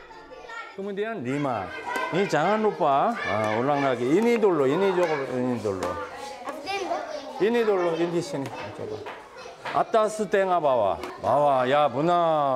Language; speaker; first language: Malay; non-native, learner; Korean